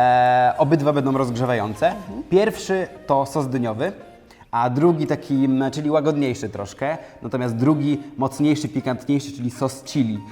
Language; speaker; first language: Polish; native; Polish